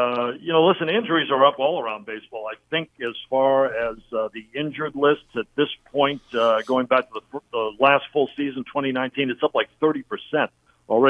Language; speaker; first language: English; native; English